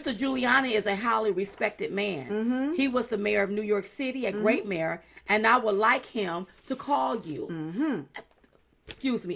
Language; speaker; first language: English; native; English